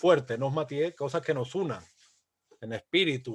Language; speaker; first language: Spanish; native; Spanish